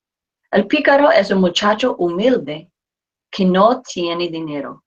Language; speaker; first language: Spanish; non-native, fluent; English